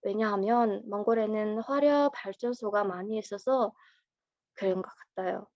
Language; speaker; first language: Korean; non-native, learner; Mongolian